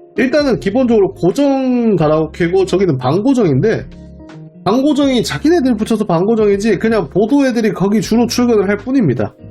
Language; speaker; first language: Korean; native; Korean